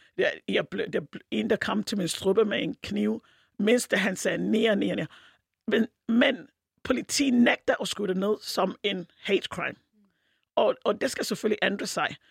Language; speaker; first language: Danish; non-native, fluent; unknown